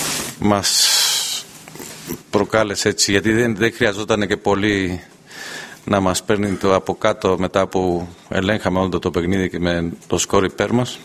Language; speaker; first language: Greek; non-native, fluent; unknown